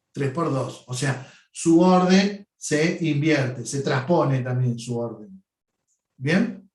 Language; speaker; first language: Spanish; native; Spanish